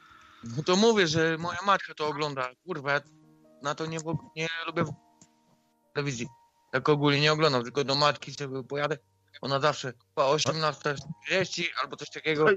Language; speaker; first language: Polish; native; Polish